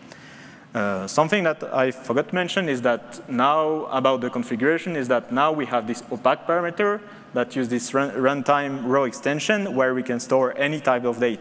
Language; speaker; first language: English; non-native, fluent; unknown